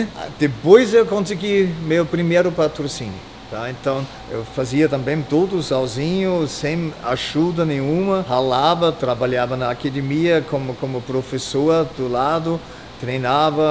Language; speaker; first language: Portuguese; non-native, fluent; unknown